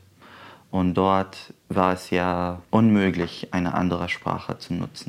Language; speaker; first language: German; non-native, fluent; Arabic